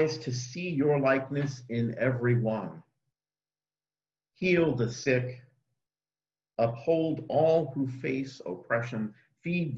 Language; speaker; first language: English; native; English